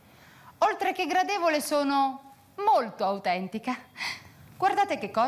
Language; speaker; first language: Italian; native; Italian